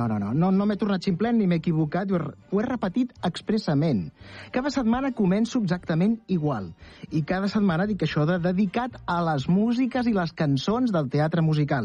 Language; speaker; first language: Catalan; native; Catalan